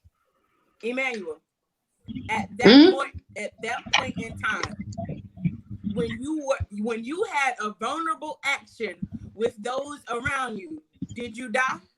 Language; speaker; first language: English; native; English